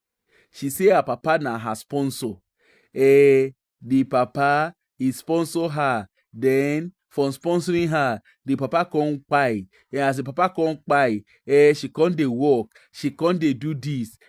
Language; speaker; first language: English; non-native, local second language; Yoruba